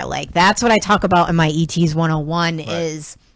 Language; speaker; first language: English; native; English